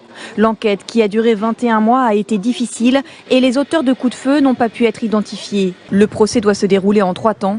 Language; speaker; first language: French; native; French